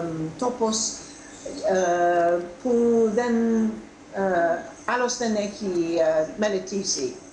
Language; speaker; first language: Greek; non-native, fluent; English